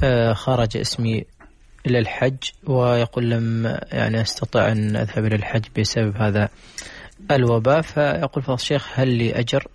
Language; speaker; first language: Arabic; native; Arabic